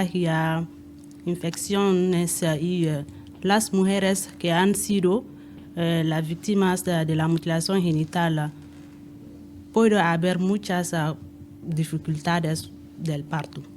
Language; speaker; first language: Spanish; non-native, learner; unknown